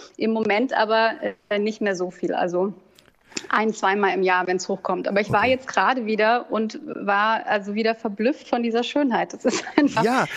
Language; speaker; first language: German; native; German